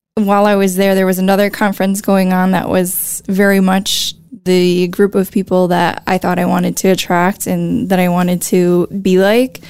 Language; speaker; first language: English; native; English